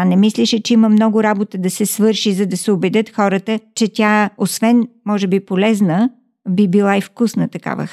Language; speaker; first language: Bulgarian; native; Bulgarian